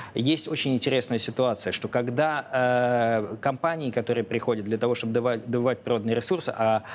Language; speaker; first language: Russian; native; Russian